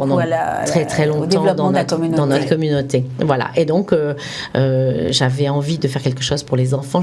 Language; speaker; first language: French; native; French